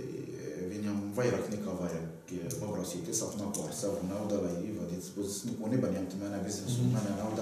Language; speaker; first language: Latvian; non-native, learner; Arabic